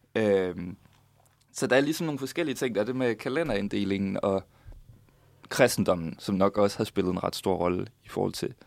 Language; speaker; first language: Danish; native; Danish